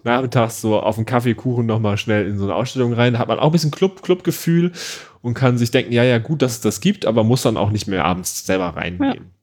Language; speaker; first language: German; native; German